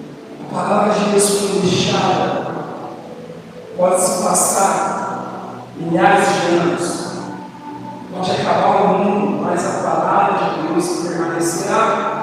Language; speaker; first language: Portuguese; native; Portuguese